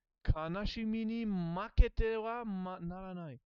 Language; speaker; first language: Japanese; non-native, learner; English